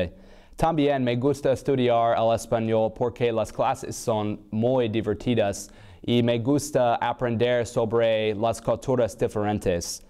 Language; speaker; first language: Spanish; non-native, learner; English